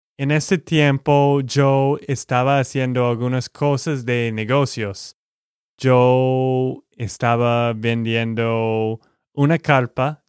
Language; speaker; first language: Spanish; non-native, learner; English